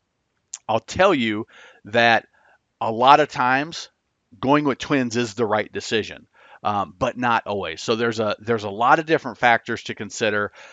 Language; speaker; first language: English; native; English